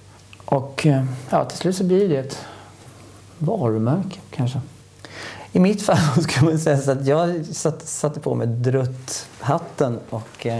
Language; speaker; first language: Swedish; native; Swedish